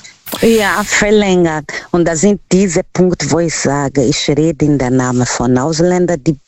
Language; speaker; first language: German; non-native, learner; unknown